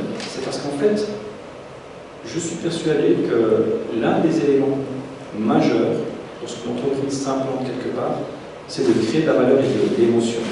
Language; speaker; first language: French; native; French